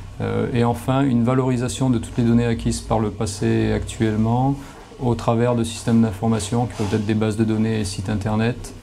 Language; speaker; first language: French; native; French